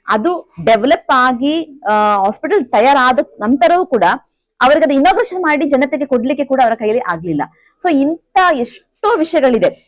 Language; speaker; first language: Kannada; native; Kannada